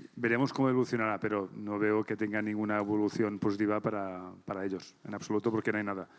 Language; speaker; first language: Spanish; non-native, local second language; Catalan